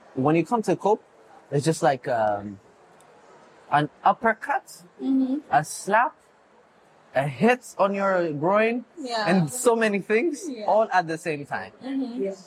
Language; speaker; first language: English; non-native, fluent; Amharic